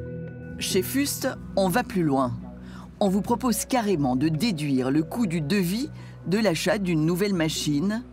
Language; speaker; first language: French; native; French